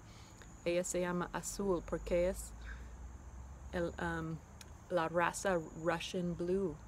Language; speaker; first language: Spanish; non-native, learner; English